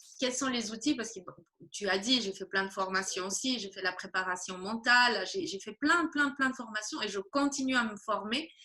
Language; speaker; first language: French; non-native, fluent; Spanish